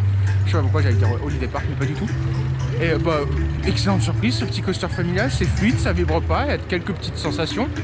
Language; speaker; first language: French; native; French